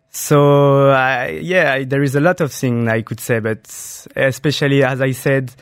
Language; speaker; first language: English; non-native, fluent; French